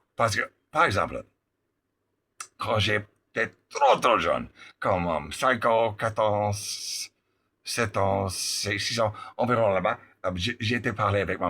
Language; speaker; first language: French; non-native, learner; English